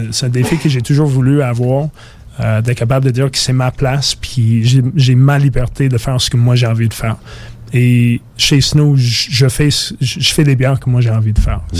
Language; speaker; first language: French; non-native, fluent; English